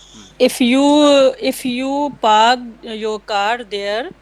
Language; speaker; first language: English; non-native, learner; Hindi